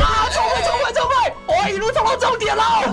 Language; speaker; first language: Chinese; native; Chinese